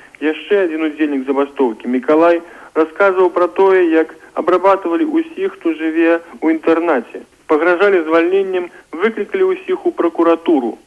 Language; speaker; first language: Belarusian; native; Belarusian